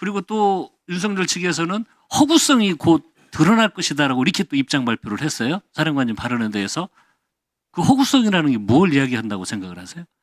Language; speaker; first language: Korean; native; Korean